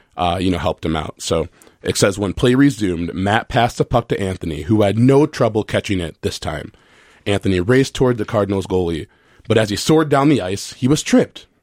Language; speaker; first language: English; native; English